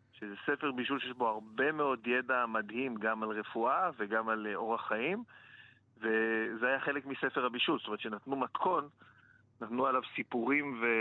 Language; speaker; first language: Hebrew; native; Hebrew